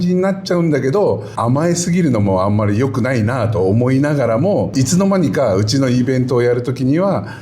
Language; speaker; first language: Japanese; native; Japanese